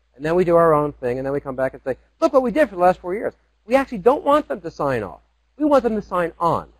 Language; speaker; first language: English; native; English